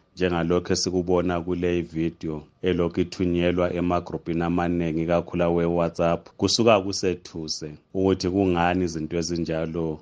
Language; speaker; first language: Zulu; native; Zulu